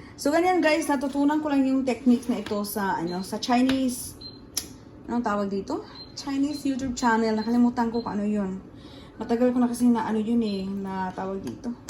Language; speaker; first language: Filipino; non-native, local second language; Cebuano